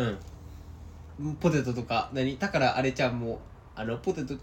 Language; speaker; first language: Japanese; native; Japanese